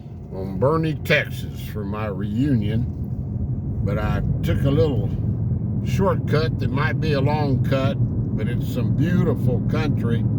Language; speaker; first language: English; native; English